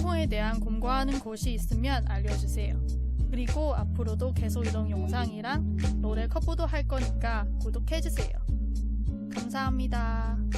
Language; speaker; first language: Korean; non-native, learner; Cantonese